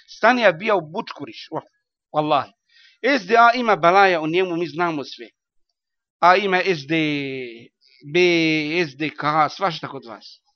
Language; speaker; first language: Bosnian; non-native, learner; Arabic